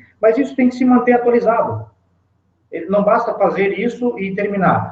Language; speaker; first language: Portuguese; native; Portuguese